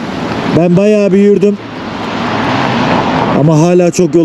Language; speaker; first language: Turkish; native; Turkish